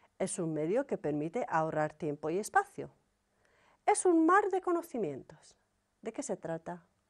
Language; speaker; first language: Spanish; non-native, fluent; Arabic